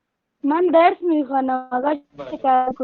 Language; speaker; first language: Persian; non-native, learner; Urdu